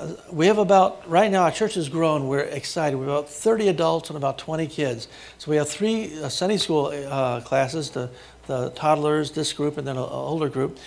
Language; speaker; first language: English; native; English